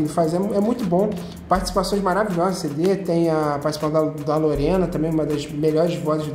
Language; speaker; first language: Portuguese; native; Portuguese